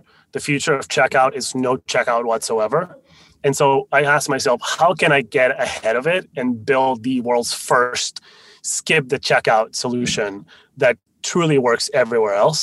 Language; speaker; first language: English; non-native, fluent; Spanish